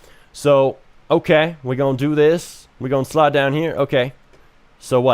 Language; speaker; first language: English; native; English